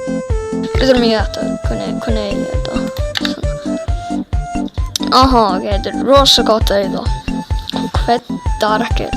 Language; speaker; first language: Icelandic; early bilingual, heritage; Swedish